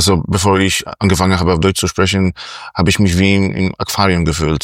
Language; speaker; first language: German; non-native, fluent; Polish